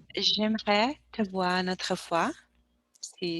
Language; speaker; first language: French; non-native, learner; Portuguese